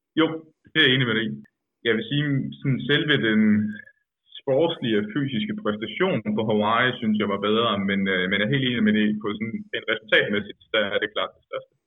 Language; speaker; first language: Danish; native; Danish